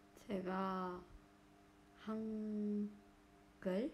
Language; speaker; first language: Korean; non-native, learner; Japanese